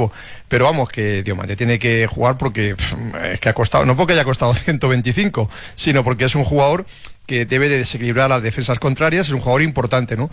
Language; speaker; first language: Spanish; native; Spanish